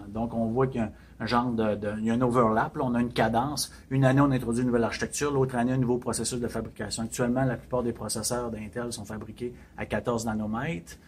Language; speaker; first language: French; native; French